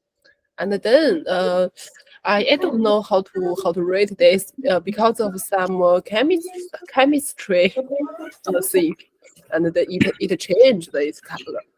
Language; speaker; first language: English; non-native, learner; Chinese